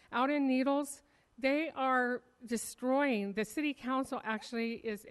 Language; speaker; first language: English; native; English